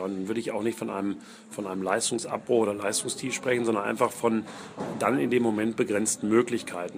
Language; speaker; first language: German; native; German